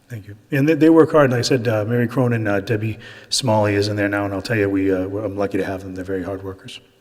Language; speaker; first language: English; native; English